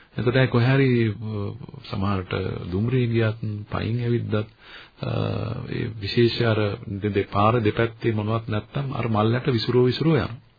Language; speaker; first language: Sinhala; native; Sinhala